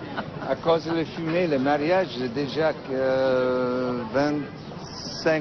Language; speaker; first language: French; non-native, fluent; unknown